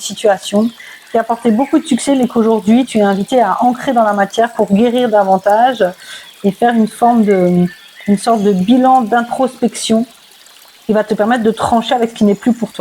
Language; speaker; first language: French; native; French